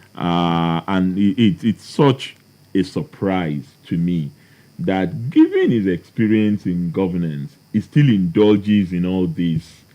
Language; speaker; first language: English; non-native, local second language; Yoruba